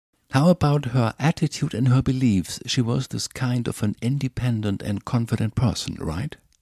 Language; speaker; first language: English; non-native, fluent; German